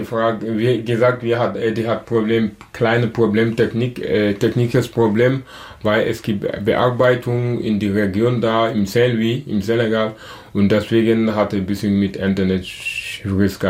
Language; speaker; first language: German; non-native, learner; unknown